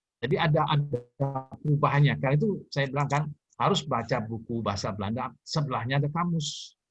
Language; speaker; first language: Indonesian; native; Indonesian